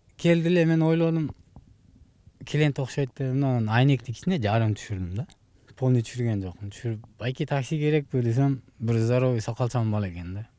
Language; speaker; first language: Kyrgyz; non-native, local second language; Uzbek